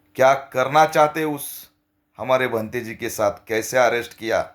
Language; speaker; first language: Hindi; non-native, local second language; Marathi